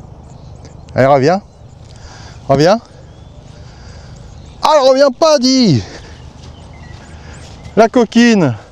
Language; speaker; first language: French; native; French